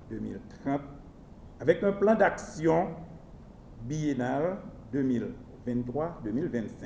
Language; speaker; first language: French; non-native, local second language; Haitian Creole